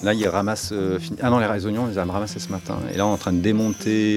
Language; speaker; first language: French; native; French